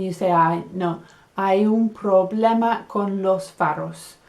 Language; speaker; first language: Spanish; non-native, fluent; English